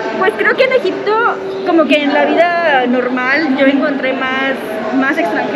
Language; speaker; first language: Spanish; native; Spanish